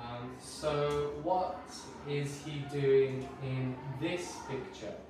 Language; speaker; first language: English; native; English